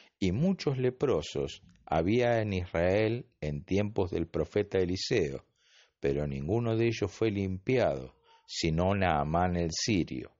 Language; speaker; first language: Spanish; native; Spanish